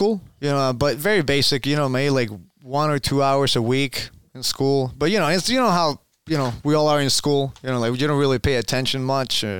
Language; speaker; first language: English; non-native, fluent; Spanish